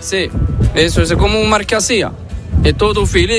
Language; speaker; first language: Spanish; non-native, learner; Arabic